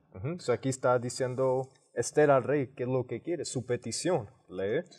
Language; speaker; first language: Spanish; early bilingual, heritage; Spanish